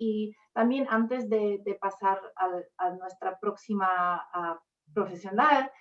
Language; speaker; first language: Spanish; non-native, fluent; English